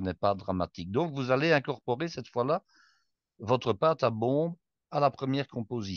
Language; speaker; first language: French; native; French